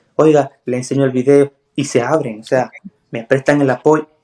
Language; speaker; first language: Spanish; native; Spanish